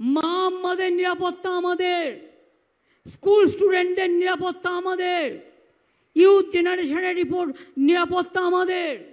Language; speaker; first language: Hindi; non-native, local second language; Bangla